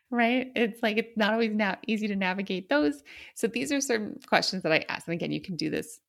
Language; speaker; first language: English; native; English